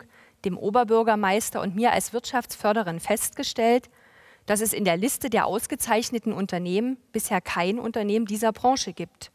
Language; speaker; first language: German; native; German